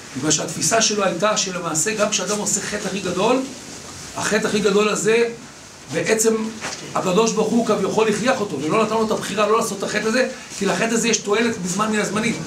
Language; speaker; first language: Hebrew; native; Hebrew